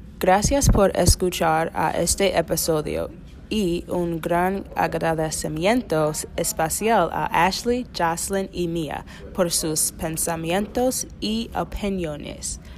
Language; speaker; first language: Spanish; non-native, learner; English